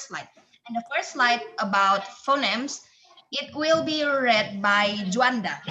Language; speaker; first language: English; non-native, learner; Indonesian